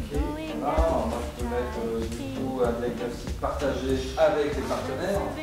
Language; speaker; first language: French; native; French